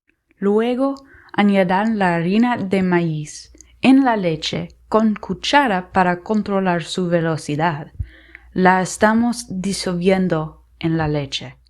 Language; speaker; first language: Spanish; non-native, learner; English